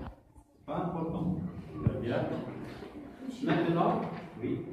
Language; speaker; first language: French; non-native, local second language; Kabyle